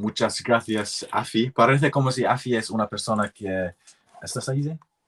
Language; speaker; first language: Spanish; non-native, learner; English